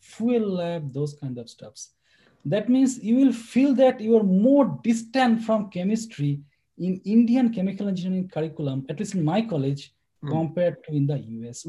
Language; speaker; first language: English; non-native, local second language; Bangla